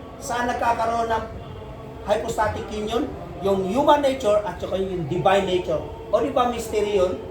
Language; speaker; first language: Filipino; native; Filipino